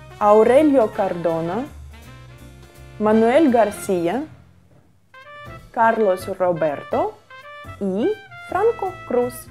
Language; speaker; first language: Spanish; non-native, fluent; Russian